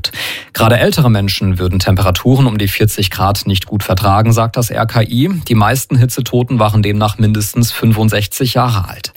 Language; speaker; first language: German; native; German